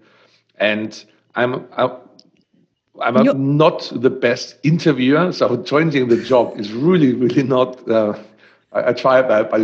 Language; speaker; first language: English; non-native, fluent; German